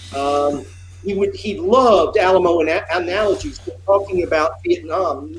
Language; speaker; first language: English; native; English